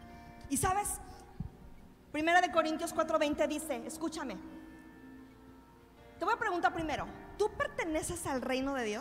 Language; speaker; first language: Spanish; native; Spanish